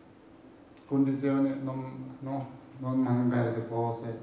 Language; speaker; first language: Italian; non-native, learner; Tibetan